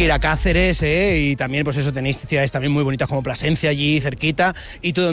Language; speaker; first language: Spanish; native; Spanish